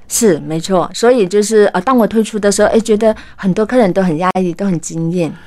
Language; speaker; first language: Chinese; early bilingual, heritage; Chinese